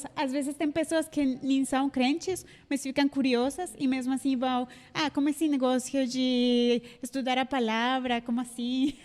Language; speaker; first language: Portuguese; non-native, fluent; Spanish